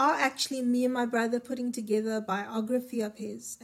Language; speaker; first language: English; native; English